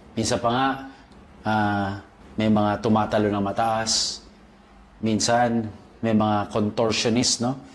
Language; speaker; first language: Filipino; native; Filipino